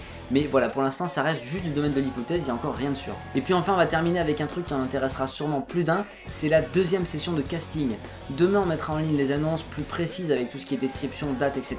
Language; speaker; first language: French; native; French